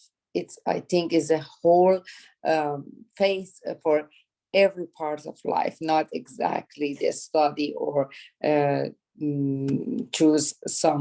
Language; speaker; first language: English; non-native, learner; Persian